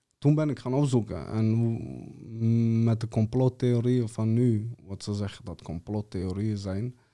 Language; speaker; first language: Dutch; early bilingual, other home language; Serbian